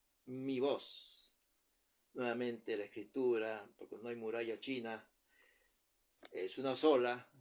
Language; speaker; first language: Spanish; native; Spanish